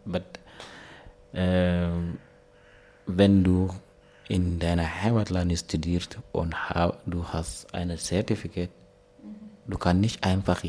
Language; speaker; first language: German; non-native, learner; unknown